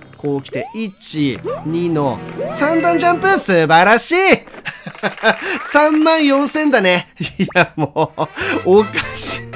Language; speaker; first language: Japanese; native; Japanese